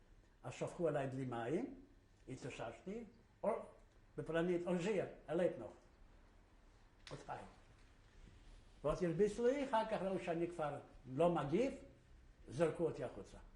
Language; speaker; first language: Hebrew; non-native, fluent; Polish